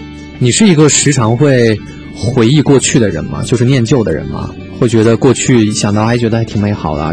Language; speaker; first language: Chinese; native; Chinese